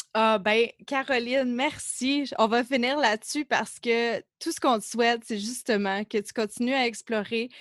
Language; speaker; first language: French; native; French